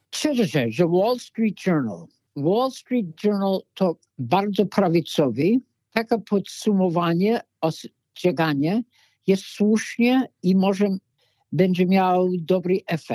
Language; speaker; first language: Polish; non-native, fluent; English